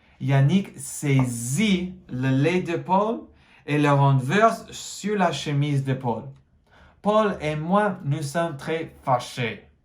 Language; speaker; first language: French; non-native, fluent; English